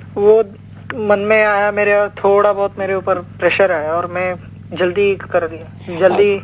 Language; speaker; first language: Hindi; non-native, local second language; Marathi